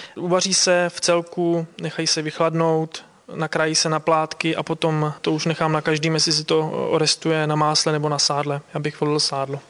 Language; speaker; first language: Czech; native; Czech